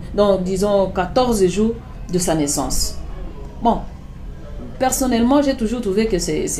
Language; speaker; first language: French; non-native, local second language; Swahili